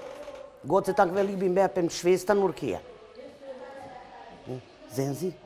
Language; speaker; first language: German; non-native, learner; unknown